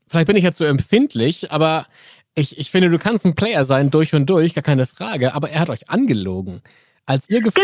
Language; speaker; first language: German; native; German